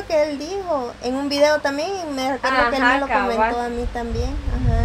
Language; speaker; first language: Spanish; native; Spanish